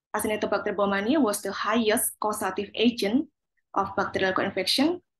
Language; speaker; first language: English; non-native, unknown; Indonesian